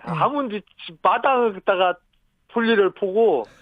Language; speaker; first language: Korean; native; Korean